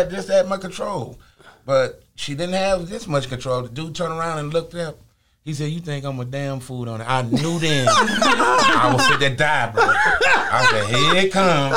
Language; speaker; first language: English; native; English